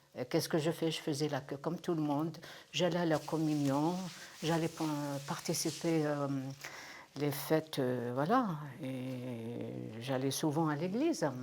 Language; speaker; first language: French; non-native, local second language; Kabyle